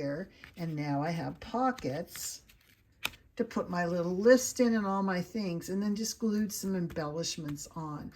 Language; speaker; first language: English; native; English